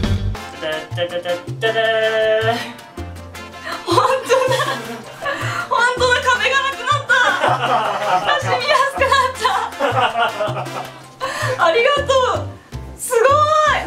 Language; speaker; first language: Japanese; native; Japanese